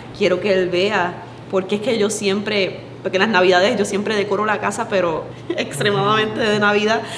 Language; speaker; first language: Spanish; native; Spanish